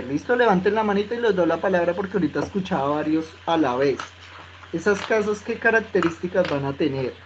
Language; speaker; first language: Spanish; native; Spanish